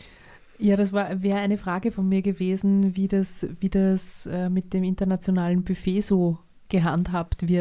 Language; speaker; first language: German; native; German